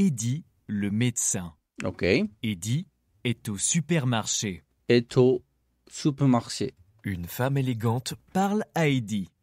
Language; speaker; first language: French; non-native, learner; Spanish